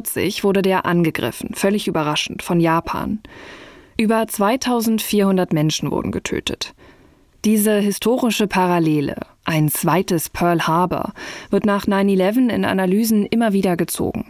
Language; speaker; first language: German; native; German